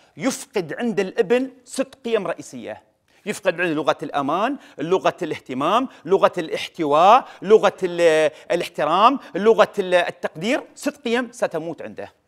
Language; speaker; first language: Arabic; native; Arabic